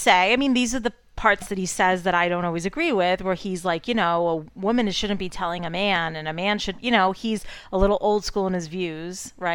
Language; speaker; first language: English; native; English